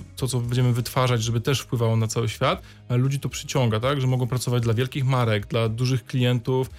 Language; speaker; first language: Polish; native; Polish